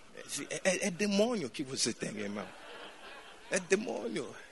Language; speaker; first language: Portuguese; non-native, fluent; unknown